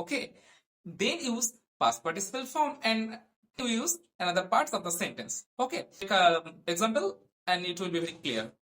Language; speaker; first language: English; non-native, local second language; Bangla